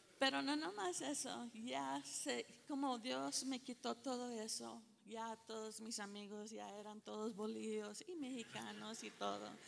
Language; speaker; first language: Spanish; early bilingual, heritage; Spanish